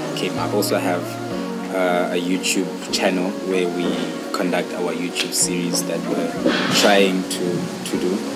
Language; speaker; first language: English; non-native, local second language; Xhosa